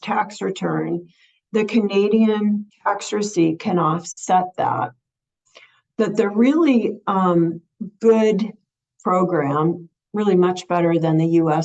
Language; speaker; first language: English; native; English